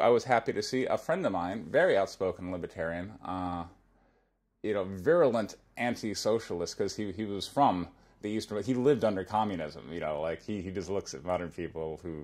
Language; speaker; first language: English; native; English